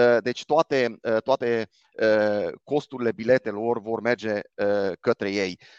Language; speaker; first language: Romanian; non-native, local second language; Hungarian